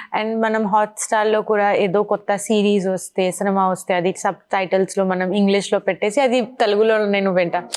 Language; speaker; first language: Telugu; non-native, learner; Bangla